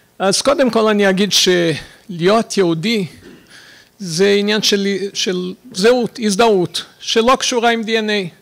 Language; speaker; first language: Hebrew; non-native, fluent; Portuguese